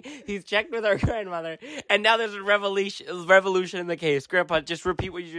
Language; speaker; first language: English; native; English